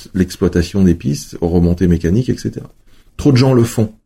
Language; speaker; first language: French; native; French